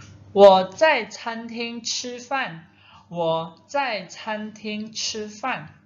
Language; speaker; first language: Chinese; non-native, fluent; Indonesian